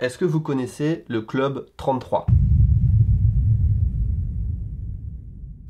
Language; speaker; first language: French; native; French